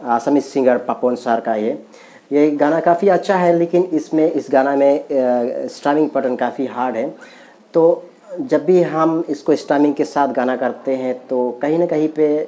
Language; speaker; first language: Hindi; non-native, local second language; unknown